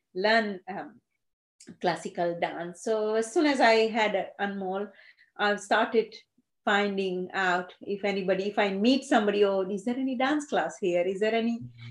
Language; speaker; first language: English; non-native, local second language; Gujarati